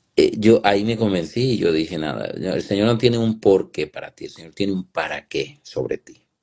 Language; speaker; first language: Spanish; native; Spanish